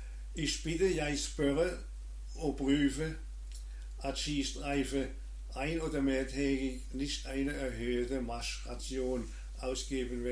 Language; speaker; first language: Norwegian; non-native, learner; German